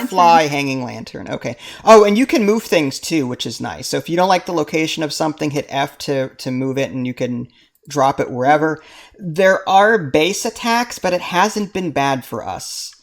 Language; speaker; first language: English; native; English